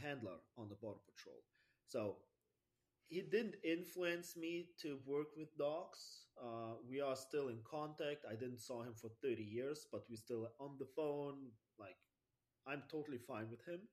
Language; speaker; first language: English; non-native, fluent; German